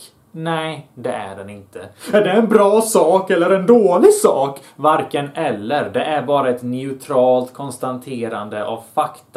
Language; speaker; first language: Swedish; early bilingual, other home language; Bosnian